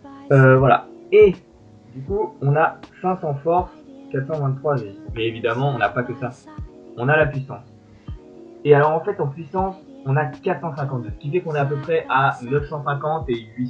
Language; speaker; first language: French; native; French